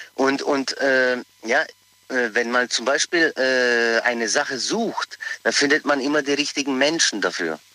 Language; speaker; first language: German; native; German